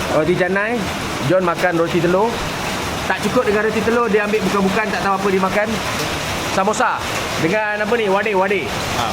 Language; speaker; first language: Malay; native; Malay